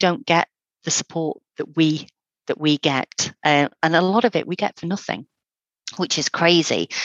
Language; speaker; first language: English; native; English